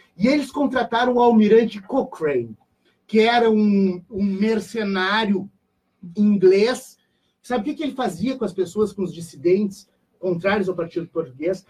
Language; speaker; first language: Portuguese; native; Portuguese